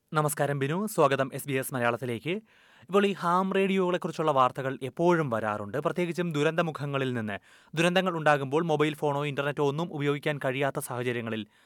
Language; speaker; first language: Malayalam; native; Malayalam